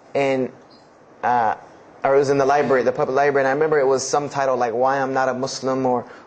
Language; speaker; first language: English; native; English